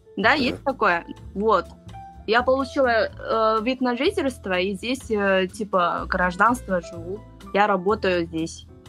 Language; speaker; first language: Russian; non-native, fluent; Chinese